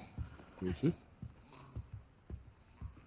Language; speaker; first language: French; native; French